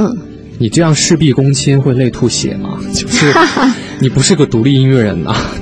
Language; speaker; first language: Chinese; native; Chinese